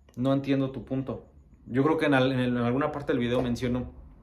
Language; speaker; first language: Spanish; native; Spanish